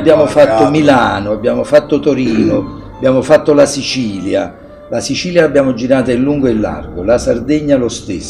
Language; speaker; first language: Italian; native; Italian